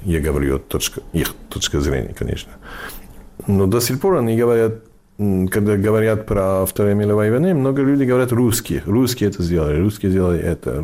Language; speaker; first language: Russian; non-native, fluent; English